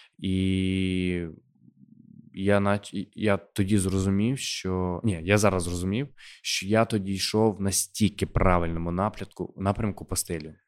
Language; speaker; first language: Ukrainian; native; Ukrainian